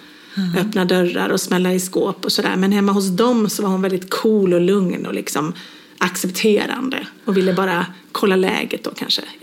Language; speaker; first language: Swedish; native; Swedish